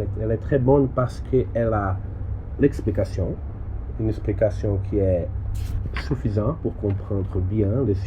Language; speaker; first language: French; non-native, learner; Portuguese